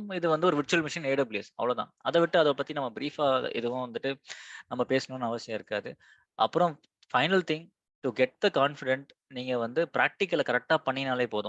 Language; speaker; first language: Tamil; native; Tamil